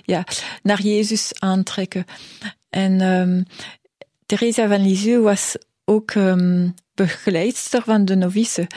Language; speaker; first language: Dutch; non-native, local second language; French